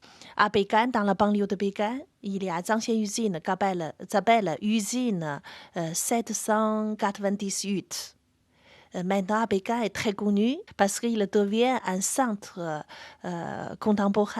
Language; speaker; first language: French; non-native, fluent; Chinese